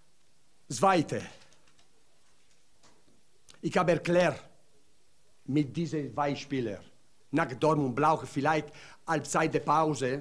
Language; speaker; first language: German; non-native, learner; Italian